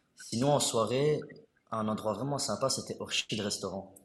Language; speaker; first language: French; native; French